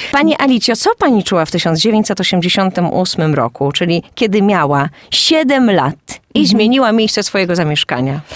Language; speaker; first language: Polish; native; Polish